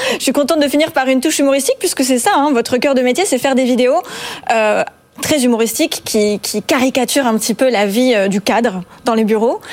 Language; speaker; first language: French; native; French